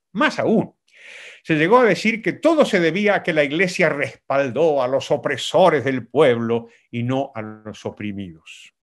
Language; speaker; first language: Spanish; native; Spanish